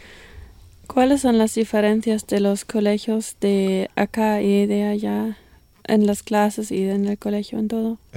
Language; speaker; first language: Spanish; non-native, fluent; German